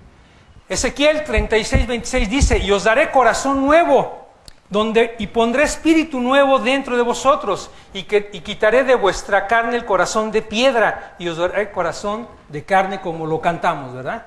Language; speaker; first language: Spanish; native; Spanish